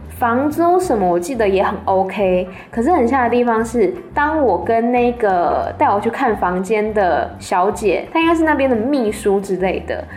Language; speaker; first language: Chinese; native; Chinese